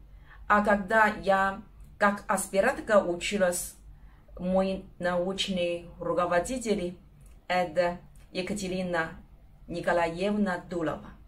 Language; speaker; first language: Russian; non-native, learner; Chinese